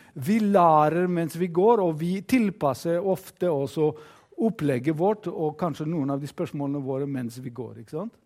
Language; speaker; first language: Norwegian; non-native, fluent; Greek